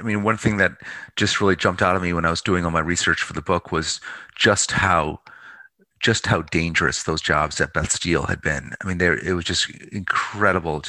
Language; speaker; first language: English; native; English